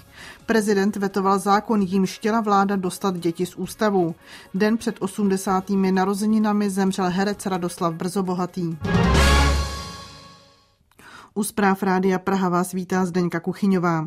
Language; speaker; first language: Czech; native; Czech